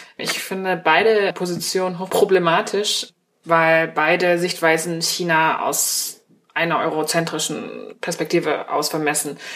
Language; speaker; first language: German; early bilingual, other home language; Chinese